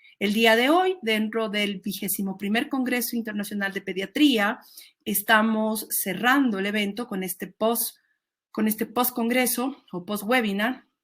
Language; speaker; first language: Spanish; native; Spanish